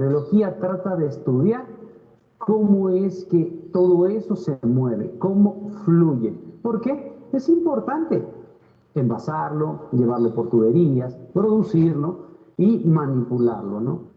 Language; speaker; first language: Spanish; native; Spanish